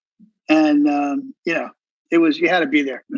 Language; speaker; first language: English; native; English